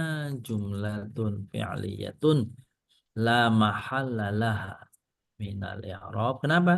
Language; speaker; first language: Arabic; non-native, fluent; Indonesian